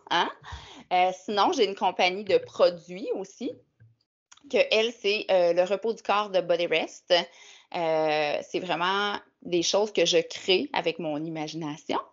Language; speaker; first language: French; native; French